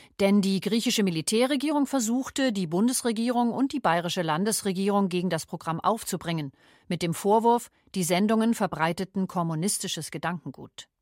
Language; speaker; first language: German; native; German